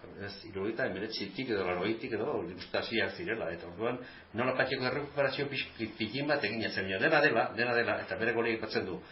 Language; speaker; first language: Basque; native; Basque